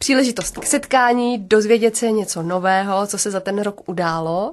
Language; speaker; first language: Czech; native; Czech